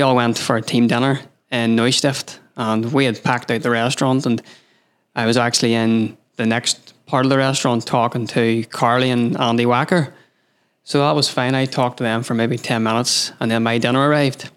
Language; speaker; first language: English; native; English